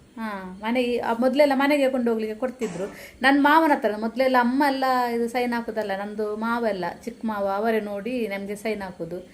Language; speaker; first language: Kannada; non-native, local second language; Tulu